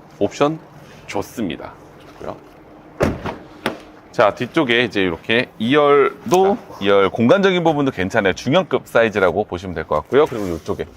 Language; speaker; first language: Korean; native; Korean